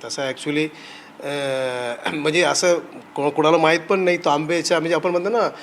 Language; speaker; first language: Marathi; non-native, local second language; Tamil